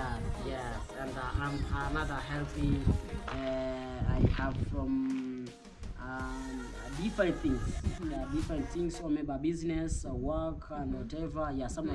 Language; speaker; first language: English; non-native, local second language; Swahili